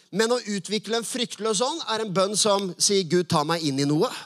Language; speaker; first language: Norwegian; native; Norwegian